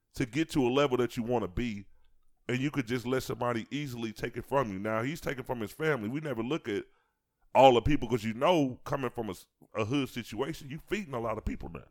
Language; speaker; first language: English; native; English